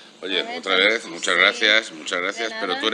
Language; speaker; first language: Spanish; native; Spanish